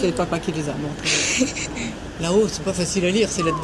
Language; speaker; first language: French; native; French